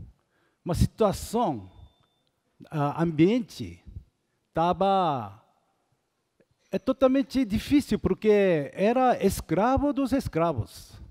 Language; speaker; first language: Portuguese; non-native, fluent; Korean